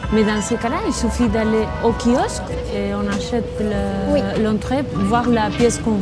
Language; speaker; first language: French; non-native, fluent; Spanish